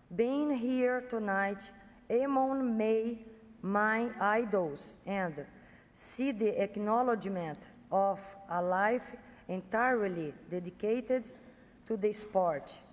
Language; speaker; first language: English; non-native, fluent; Portuguese